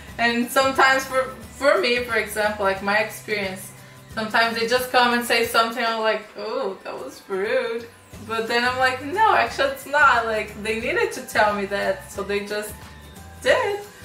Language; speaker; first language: English; non-native, fluent; Portuguese